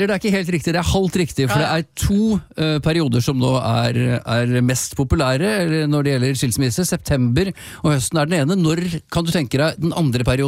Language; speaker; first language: Norwegian; native; Norwegian